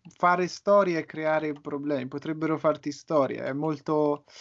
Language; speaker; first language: Italian; native; Italian